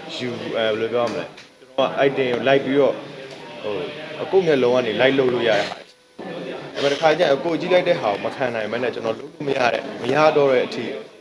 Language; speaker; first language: Burmese; native; Burmese